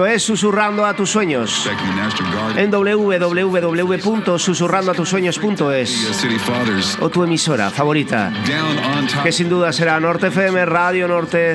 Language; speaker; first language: Spanish; native; Spanish